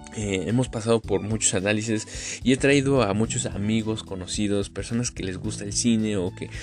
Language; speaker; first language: Spanish; native; Spanish